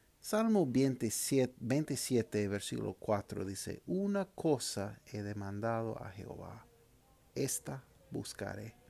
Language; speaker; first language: Spanish; non-native, fluent; English